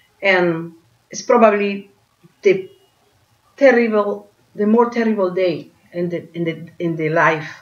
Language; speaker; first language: English; non-native, learner; Spanish